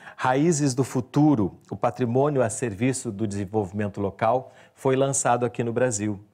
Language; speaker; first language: Portuguese; native; Portuguese